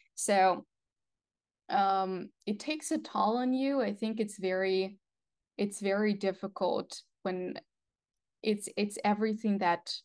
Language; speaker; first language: English; non-native, fluent; Russian